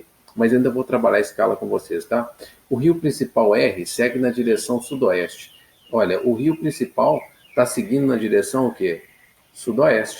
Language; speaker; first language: Portuguese; native; Portuguese